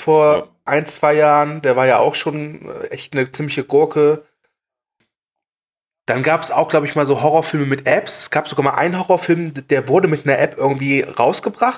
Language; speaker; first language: German; native; German